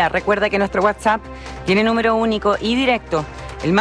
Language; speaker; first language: Spanish; native; Spanish